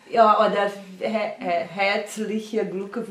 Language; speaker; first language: German; non-native, learner; Portuguese